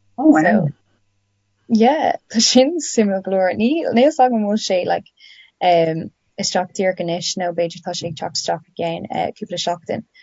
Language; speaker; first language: Irish; non-native, local second language; English